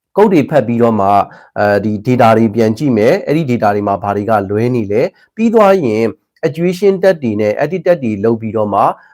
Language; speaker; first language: Burmese; native; Burmese